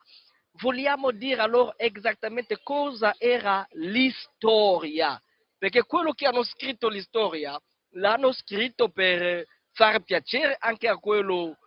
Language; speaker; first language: Italian; non-native, fluent; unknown